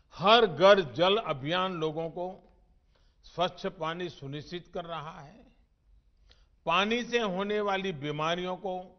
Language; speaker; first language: Hindi; non-native, local second language; Gujarati